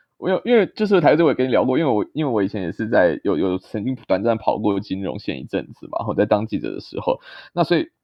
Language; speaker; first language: Chinese; native; Chinese